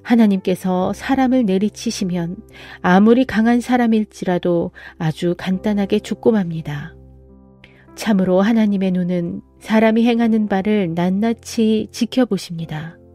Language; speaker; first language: Korean; native; Korean